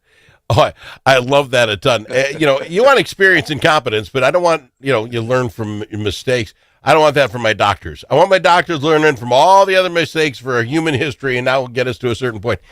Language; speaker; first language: English; native; English